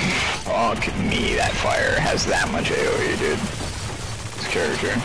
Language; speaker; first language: English; native; English